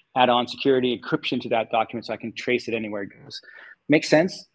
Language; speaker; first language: English; non-native, fluent; Danish